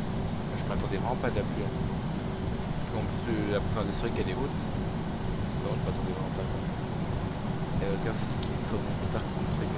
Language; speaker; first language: French; native; French